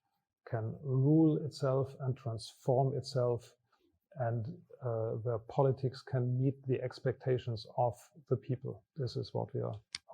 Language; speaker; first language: English; non-native, fluent; German